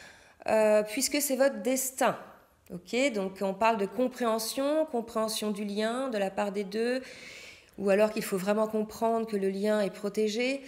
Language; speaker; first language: French; native; French